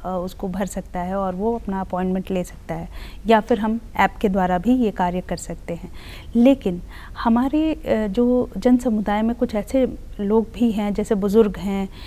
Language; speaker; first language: Hindi; native; Hindi